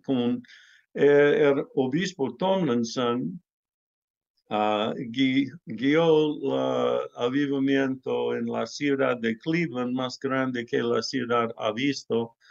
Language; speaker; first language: Spanish; non-native, learner; English